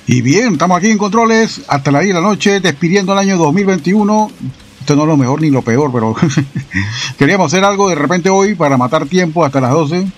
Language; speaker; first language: Spanish; native; Spanish